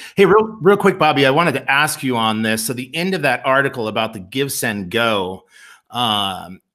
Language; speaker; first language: English; native; English